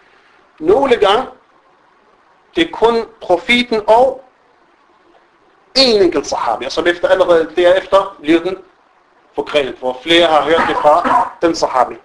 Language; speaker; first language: Danish; non-native, fluent; Arabic